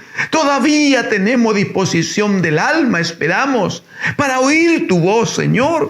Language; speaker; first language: Spanish; native; Spanish